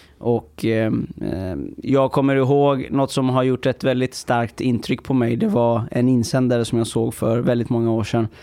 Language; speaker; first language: Swedish; early bilingual, other home language; Persian